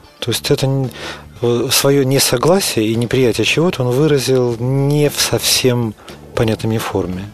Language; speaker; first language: Russian; native; Russian